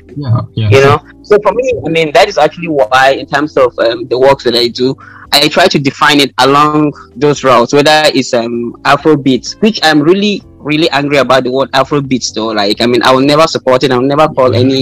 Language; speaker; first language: English; non-native, local second language; Hausa